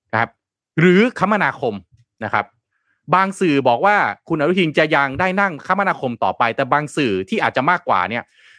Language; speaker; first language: Thai; non-native, local second language; Lao